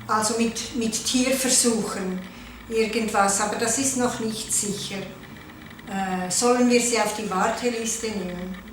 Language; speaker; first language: German; non-native, local second language; Italian